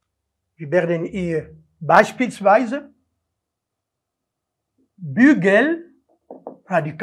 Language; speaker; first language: German; non-native, learner; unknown